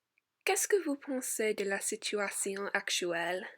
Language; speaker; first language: French; non-native, learner; English